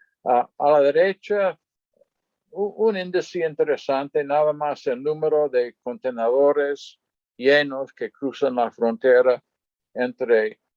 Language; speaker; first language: Spanish; non-native, fluent; English